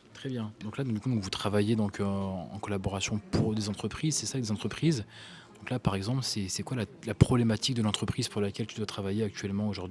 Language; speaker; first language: French; native; French